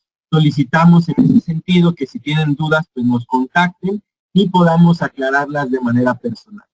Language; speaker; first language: Spanish; native; Spanish